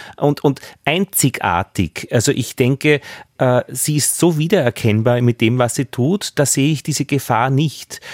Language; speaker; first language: German; native; German